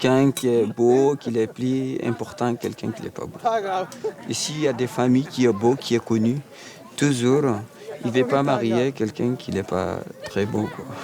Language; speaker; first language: French; non-native, local second language; Fula